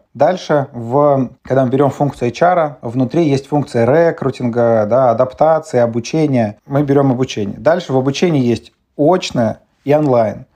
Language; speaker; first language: Russian; native; Russian